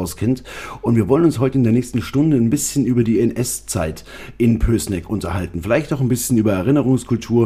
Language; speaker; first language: German; native; German